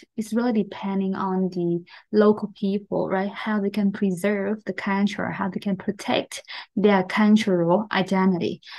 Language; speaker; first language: English; non-native, fluent; Vietnamese